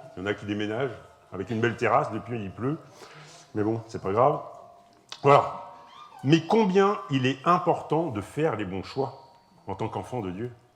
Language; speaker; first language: French; native; French